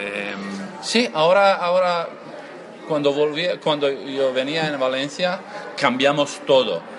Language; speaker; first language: Spanish; non-native, learner; Croatian